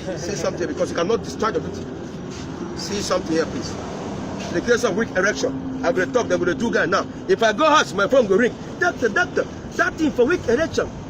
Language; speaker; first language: Nigerian Pidgin; non-native, local second language; Yoruba